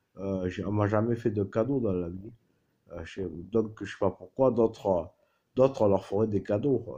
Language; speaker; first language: French; native; French